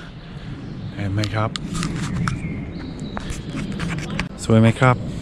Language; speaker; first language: Thai; non-native, learner; Swiss German